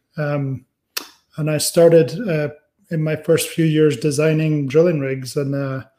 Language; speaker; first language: English; native; English